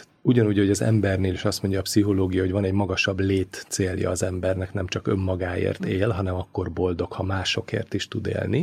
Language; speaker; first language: Hungarian; native; Hungarian